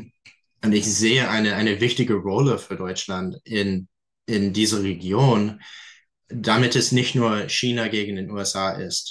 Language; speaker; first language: German; non-native, fluent; English